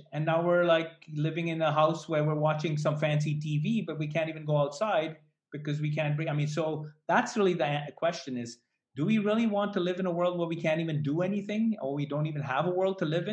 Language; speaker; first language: English; non-native, local second language; Hindi